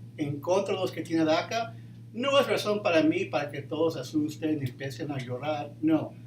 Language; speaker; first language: Spanish; early bilingual, heritage; Spanish